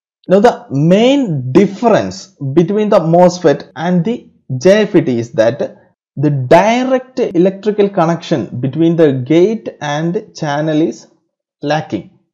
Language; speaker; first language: English; non-native, local second language; Malayalam